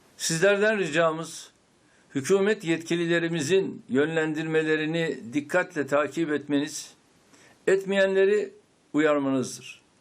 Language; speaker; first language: Turkish; native; Turkish